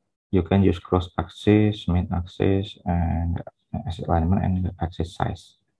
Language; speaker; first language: English; non-native, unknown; Indonesian